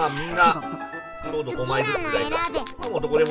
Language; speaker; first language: Japanese; native; Japanese